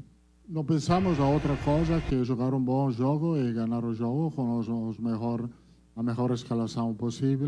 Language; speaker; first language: Portuguese; non-native, fluent; Italian